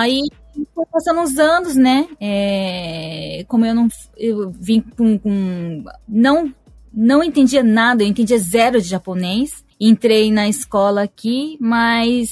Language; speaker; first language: Portuguese; early bilingual, heritage; Portuguese